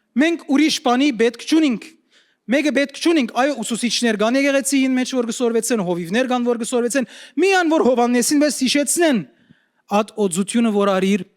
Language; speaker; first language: Armenian; early bilingual, heritage; Armenian